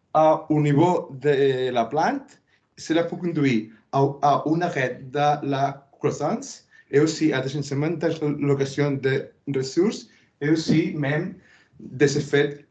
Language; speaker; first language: French; non-native, fluent; Spanish